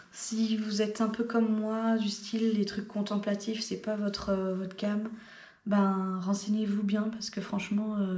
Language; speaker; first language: French; native; French